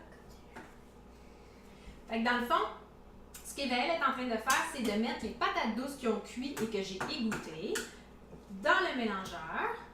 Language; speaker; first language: French; native; French